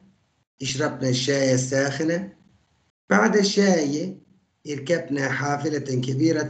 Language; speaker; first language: Arabic; non-native, fluent; Turkish